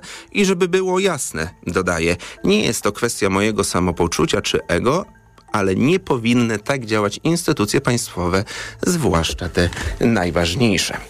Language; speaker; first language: Polish; native; Polish